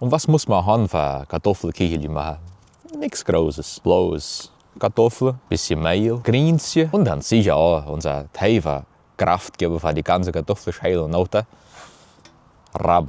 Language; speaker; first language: German; early bilingual, heritage; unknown